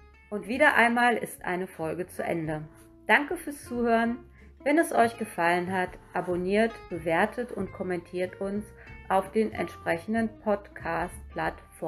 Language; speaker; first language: German; native; German